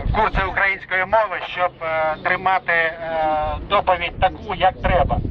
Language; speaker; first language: Ukrainian; non-native, local second language; Russian